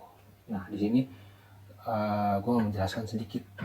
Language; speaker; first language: Indonesian; native; Indonesian